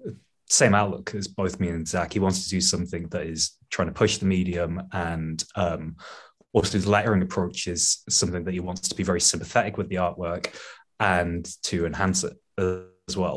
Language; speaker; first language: English; native; English